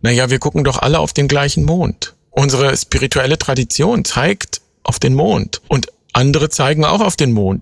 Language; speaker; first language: German; native; German